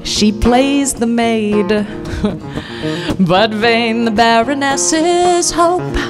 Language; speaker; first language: English; native; English